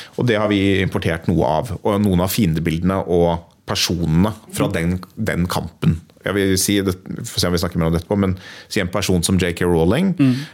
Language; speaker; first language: Norwegian; native; Norwegian